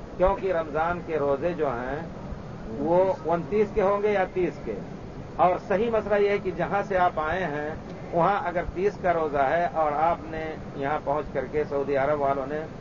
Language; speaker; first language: Urdu; native; Urdu